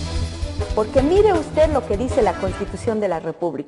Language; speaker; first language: Spanish; native; Spanish